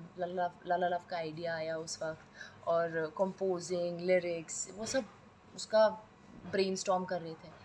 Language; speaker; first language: Hindi; non-native, fluent; Persian